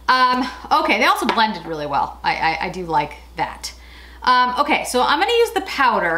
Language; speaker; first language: English; native; English